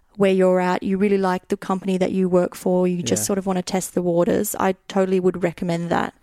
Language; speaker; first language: English; native; English